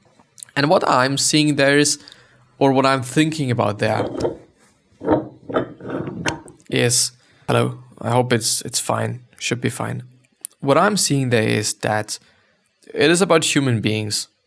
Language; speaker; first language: English; non-native, fluent; German